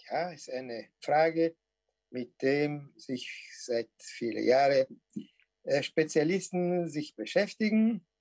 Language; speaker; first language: German; non-native, fluent; Portuguese